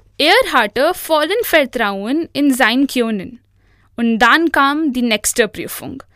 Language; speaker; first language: German; non-native, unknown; Hindi